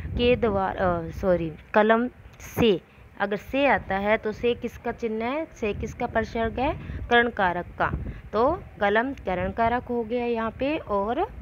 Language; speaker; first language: Hindi; native; Hindi